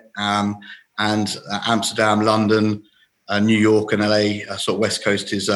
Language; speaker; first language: English; native; English